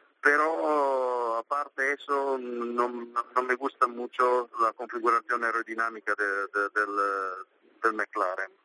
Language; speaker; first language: Spanish; non-native, learner; Italian